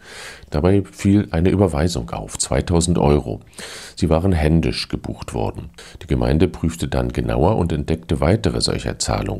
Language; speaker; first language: German; native; German